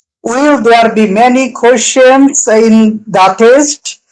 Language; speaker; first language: English; non-native, local second language; Bangla